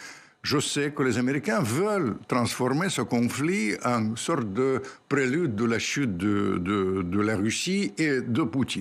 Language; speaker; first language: French; non-native, fluent; Russian